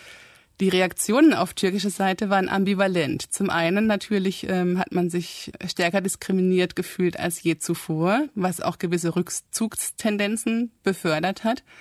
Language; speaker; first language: German; native; German